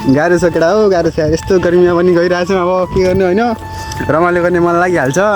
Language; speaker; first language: Nepali; non-native, local second language; Rana Tharu